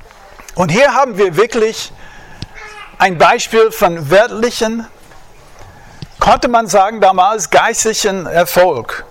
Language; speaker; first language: German; non-native, fluent; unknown